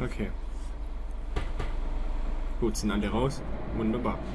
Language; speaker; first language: German; native; German